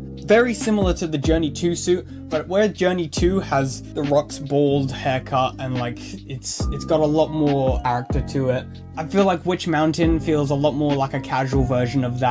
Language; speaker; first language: English; native; English